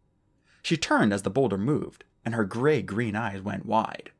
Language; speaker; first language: English; native; English